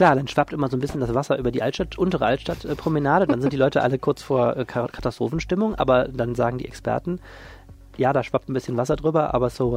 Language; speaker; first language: German; native; German